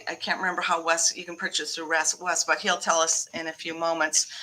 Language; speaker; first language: English; native; English